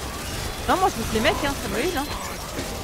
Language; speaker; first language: French; native; French